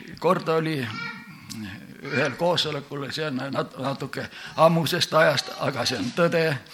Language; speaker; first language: Estonian; native; Estonian